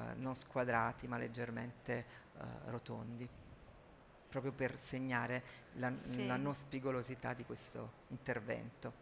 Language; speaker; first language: Italian; native; Italian